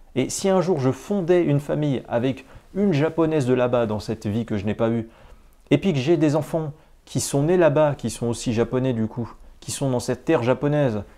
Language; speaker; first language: French; native; French